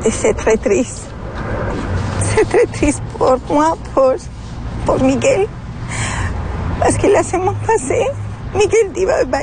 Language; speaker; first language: French; non-native, learner; Spanish